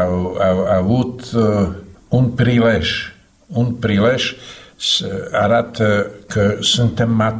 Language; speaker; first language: Romanian; non-native, fluent; Slovak